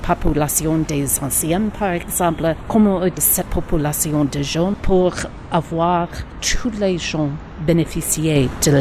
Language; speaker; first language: French; non-native, learner; English